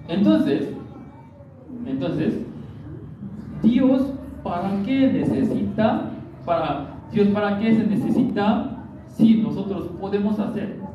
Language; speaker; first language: Spanish; non-native, learner; Korean